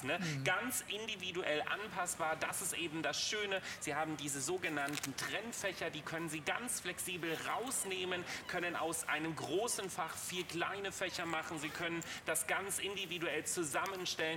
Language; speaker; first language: German; native; German